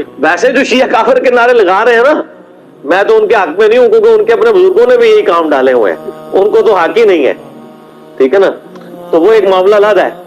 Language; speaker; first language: Urdu; non-native, local second language; Punjabi